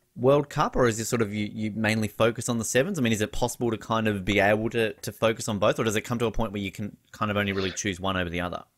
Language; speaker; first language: English; native; English